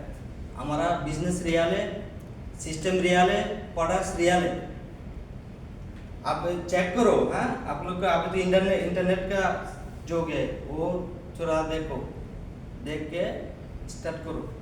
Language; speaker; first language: Hindi; non-native, fluent; Bangla